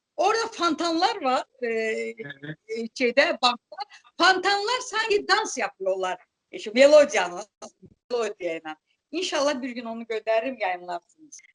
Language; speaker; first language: Turkish; non-native, fluent; Azerbaijani